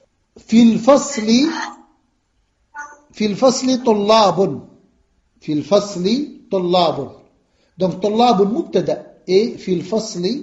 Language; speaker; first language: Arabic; non-native, fluent; French